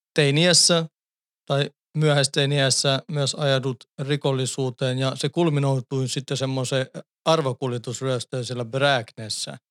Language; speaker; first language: Finnish; early bilingual, heritage; Finnish